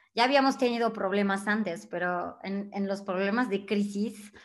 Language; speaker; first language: Spanish; non-native, fluent; French